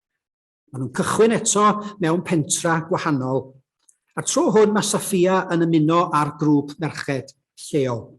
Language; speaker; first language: Welsh; native; Welsh